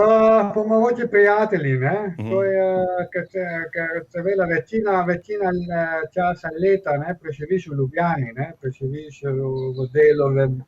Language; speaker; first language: Slovenian; non-native, fluent; Spanish